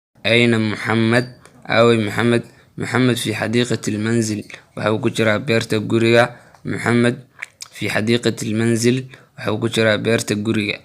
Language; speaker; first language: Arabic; non-native, fluent; Somali